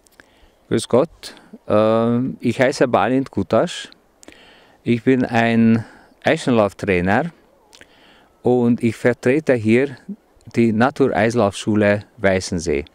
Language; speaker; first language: German; non-native, fluent; Hungarian